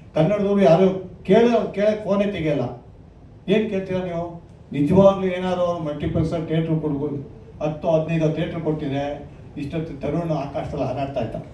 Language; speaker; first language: Kannada; native; Kannada